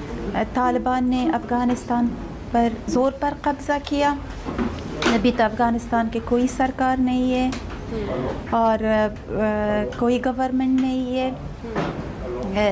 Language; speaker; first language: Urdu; non-native, fluent; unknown